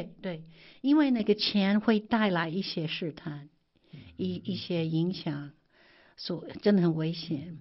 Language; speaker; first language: Chinese; non-native, fluent; English